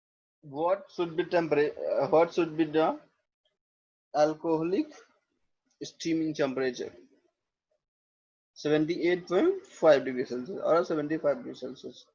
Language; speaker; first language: English; non-native, local second language; Hindi